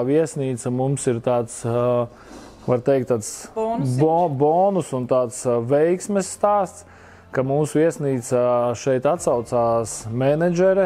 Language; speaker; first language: Latvian; native; Latvian